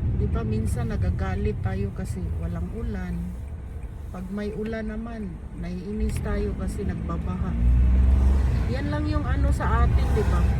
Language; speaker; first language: Filipino; non-native, local second language; Cebuano